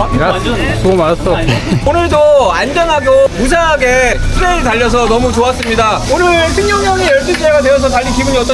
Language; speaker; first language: Korean; native; Korean